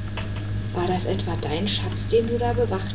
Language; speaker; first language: German; native; German